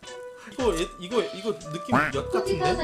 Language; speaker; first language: Korean; native; Korean